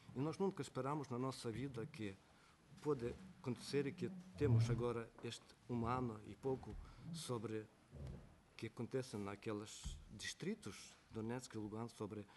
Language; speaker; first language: Portuguese; non-native, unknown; Ukrainian